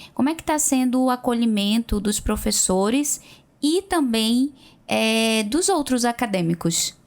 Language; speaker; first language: Portuguese; native; Portuguese